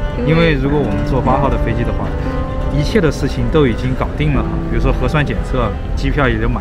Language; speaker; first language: Chinese; native; Chinese